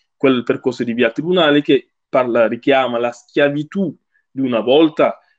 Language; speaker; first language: Italian; non-native, fluent; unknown